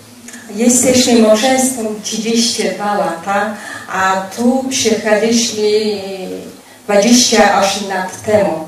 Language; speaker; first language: Polish; non-native, fluent; Mongolian